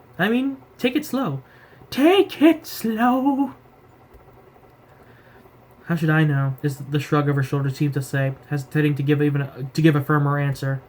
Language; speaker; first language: English; native; English